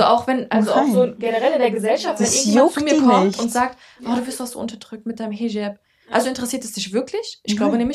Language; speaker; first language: German; early bilingual, other home language; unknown